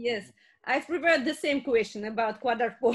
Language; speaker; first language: English; non-native, fluent; Russian